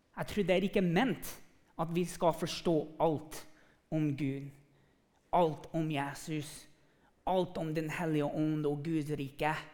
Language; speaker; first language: Norwegian; non-native, fluent; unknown